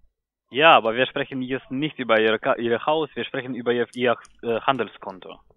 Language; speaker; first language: German; non-native, learner; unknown